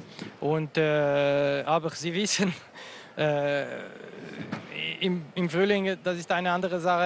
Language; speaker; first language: German; non-native, local second language; French